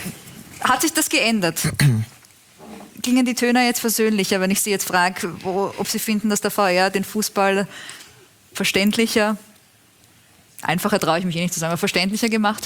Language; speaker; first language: German; native; German